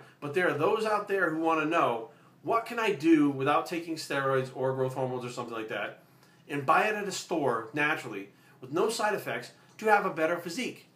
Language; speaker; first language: English; native; English